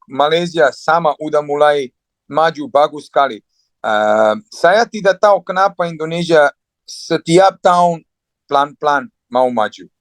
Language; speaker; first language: Indonesian; non-native, fluent; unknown